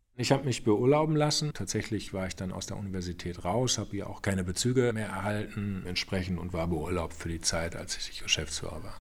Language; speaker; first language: German; native; German